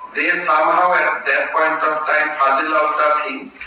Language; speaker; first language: English; non-native, local second language; Assamese